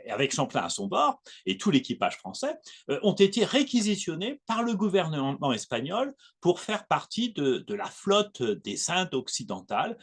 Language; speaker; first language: French; native; French